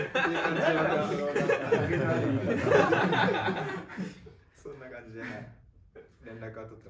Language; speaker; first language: Japanese; native; Japanese